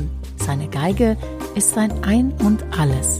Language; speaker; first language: German; native; German